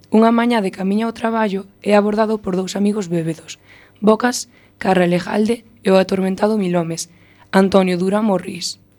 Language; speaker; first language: Galician; non-native, local second language; Spanish